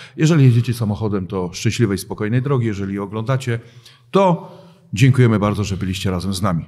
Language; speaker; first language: Polish; native; Polish